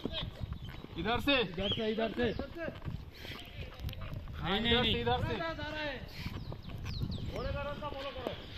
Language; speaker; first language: Hindi; non-native, learner; Bangla